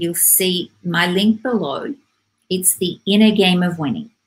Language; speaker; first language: English; native; English